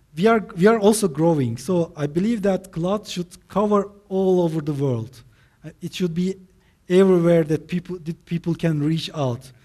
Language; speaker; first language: English; non-native, fluent; Turkish